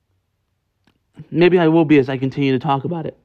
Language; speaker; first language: English; native; English